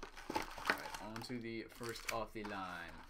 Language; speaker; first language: English; native; English